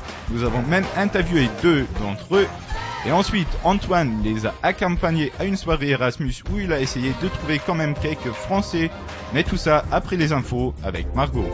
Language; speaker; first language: French; native; French